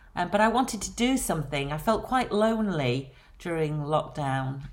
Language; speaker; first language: English; native; English